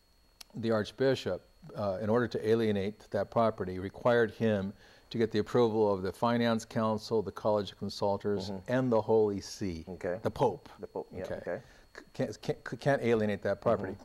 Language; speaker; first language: English; native; English